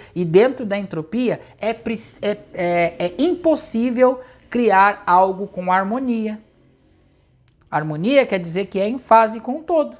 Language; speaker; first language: Portuguese; native; Portuguese